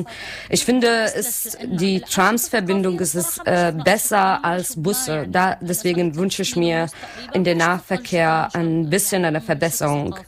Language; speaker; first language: German; non-native, learner; Arabic